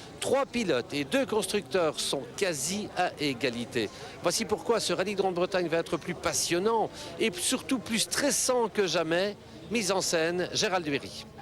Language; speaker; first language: French; native; French